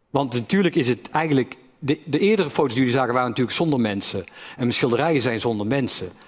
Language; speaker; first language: Dutch; native; Dutch